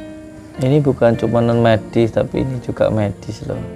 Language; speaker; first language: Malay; non-native, local second language; Javanese